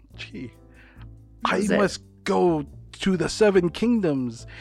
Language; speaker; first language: English; native; English